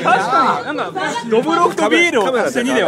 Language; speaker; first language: English; non-native, learner; Japanese